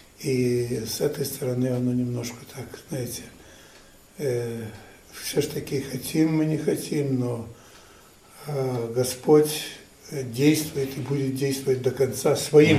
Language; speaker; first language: Russian; non-native, fluent; Ukrainian